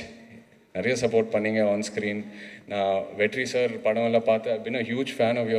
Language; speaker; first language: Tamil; non-native, local second language; Telugu